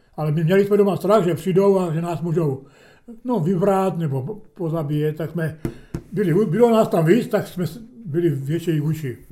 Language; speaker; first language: Czech; early bilingual, heritage; Czech